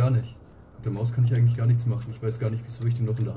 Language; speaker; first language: German; native; German